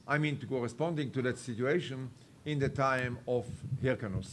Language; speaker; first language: English; non-native, fluent; Hebrew